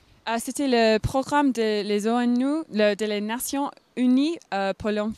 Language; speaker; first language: French; non-native, fluent; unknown